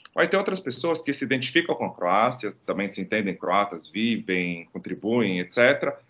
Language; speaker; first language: Portuguese; non-native, fluent; Croatian